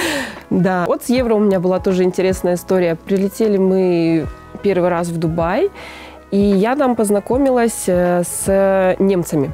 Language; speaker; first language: Russian; native; Russian